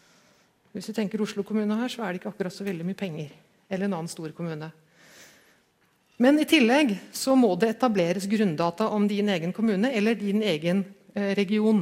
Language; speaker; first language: Norwegian; native; Norwegian